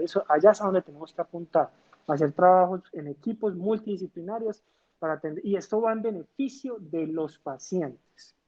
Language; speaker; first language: Spanish; native; Spanish